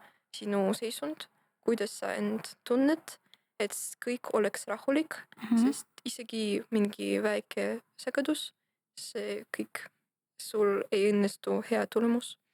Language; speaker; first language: Estonian; non-native, local second language; Russian